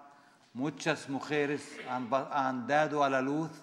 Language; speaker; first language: Spanish; non-native, fluent; Arabic